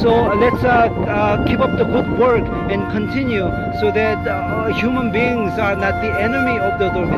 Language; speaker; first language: English; non-native, fluent; Korean